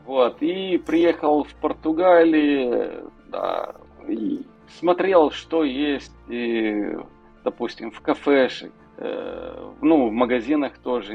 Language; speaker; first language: Russian; non-native, local second language; Romanian